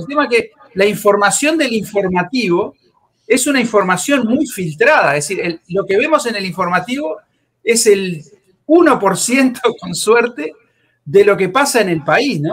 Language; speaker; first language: Spanish; native; Spanish